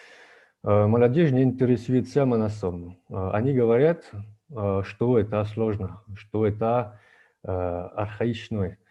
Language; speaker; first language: Russian; non-native, fluent; French